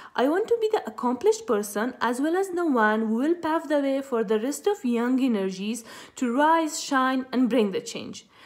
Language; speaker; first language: English; non-native, fluent; Pashto